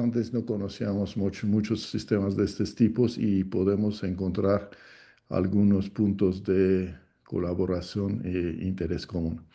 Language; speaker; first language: Spanish; non-native, fluent; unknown